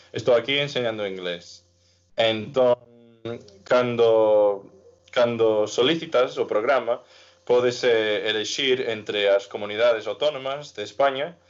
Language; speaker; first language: Galician; non-native, fluent; English